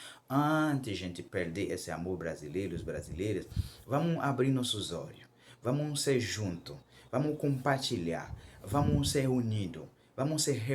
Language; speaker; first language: Portuguese; non-native, local second language; Haitian Creole